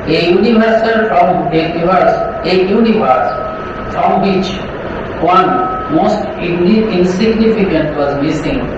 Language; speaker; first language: English; non-native, local second language; Bangla